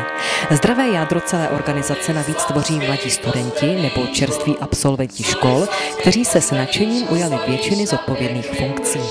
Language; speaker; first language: Czech; native; Czech